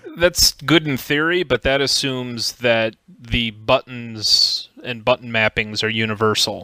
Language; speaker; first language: English; native; English